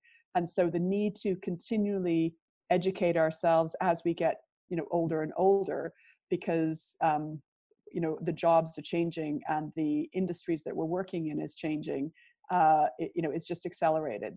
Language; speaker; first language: English; native; English